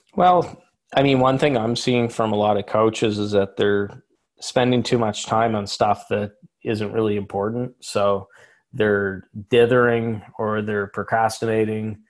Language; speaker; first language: English; native; English